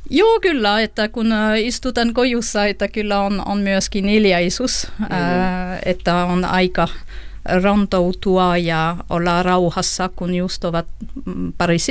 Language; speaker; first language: Finnish; non-native, fluent; French